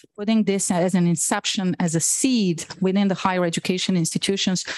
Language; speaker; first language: English; non-native, fluent; Bosnian